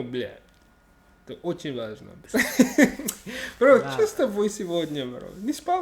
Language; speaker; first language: Russian; non-native, learner; English